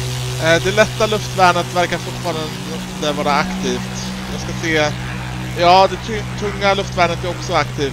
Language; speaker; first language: Swedish; native; Swedish